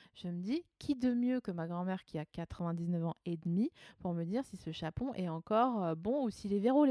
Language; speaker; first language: French; native; French